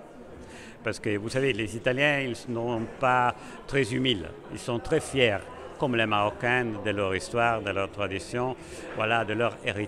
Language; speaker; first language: French; non-native, fluent; Italian